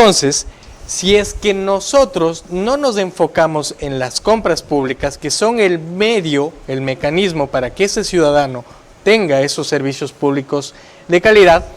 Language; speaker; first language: Spanish; native; Spanish